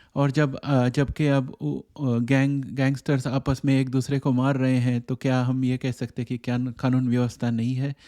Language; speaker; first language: Hindi; native; Hindi